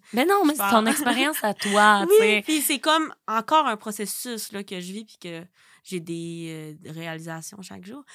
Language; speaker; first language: French; native; French